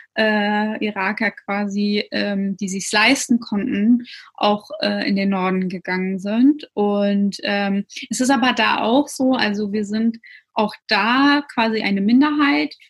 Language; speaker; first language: German; early bilingual, other home language; Russian